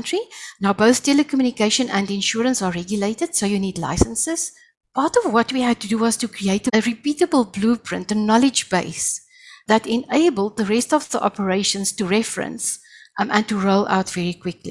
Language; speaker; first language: English; non-native, local second language; Afrikaans